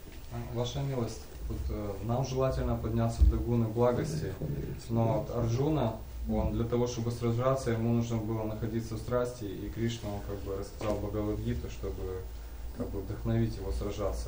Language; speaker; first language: Russian; native; Russian